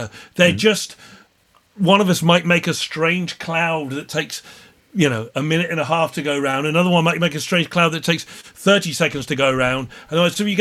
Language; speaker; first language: English; native; English